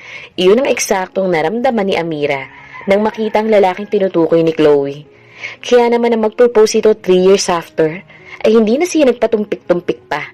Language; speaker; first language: Filipino; native; Filipino